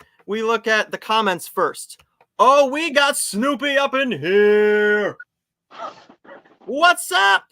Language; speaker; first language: English; native; English